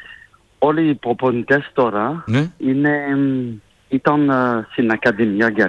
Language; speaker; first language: Greek; non-native, fluent; French